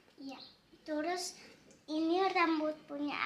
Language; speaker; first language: Indonesian; early bilingual, heritage; Indonesian